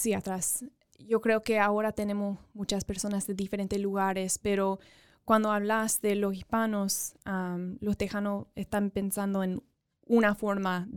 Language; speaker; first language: Spanish; early bilingual, other home language; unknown